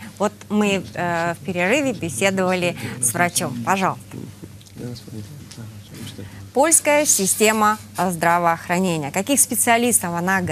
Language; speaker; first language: Russian; native; Russian